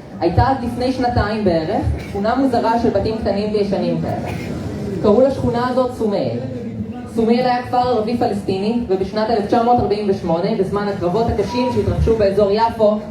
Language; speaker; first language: Hebrew; native; Hebrew